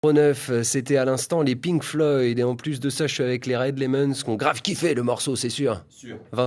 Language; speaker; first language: French; native; French